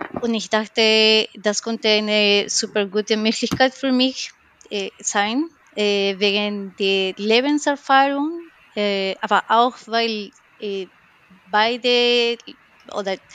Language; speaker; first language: German; non-native, learner; Spanish